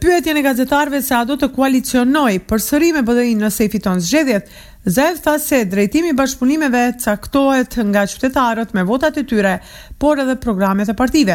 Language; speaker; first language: Albanian; native; Albanian